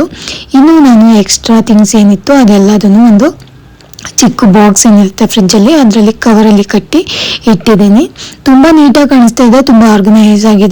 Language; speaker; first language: Kannada; native; Kannada